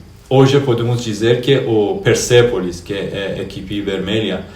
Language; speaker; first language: Portuguese; non-native, fluent; Persian